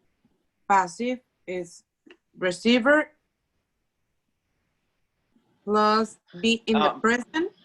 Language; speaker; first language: English; non-native, learner; Spanish